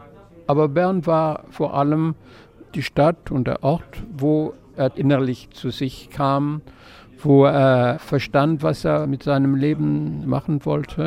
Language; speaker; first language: German; non-native, fluent; French